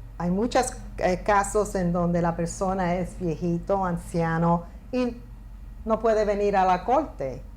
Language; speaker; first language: Spanish; early bilingual, heritage; Spanish